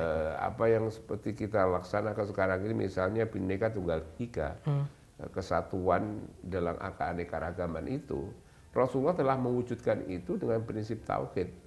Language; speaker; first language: Indonesian; native; Indonesian